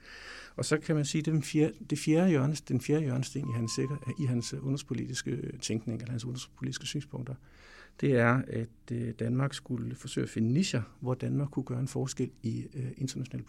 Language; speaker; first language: Danish; native; Danish